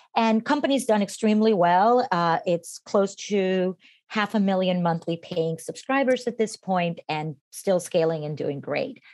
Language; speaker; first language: English; non-native, fluent; Spanish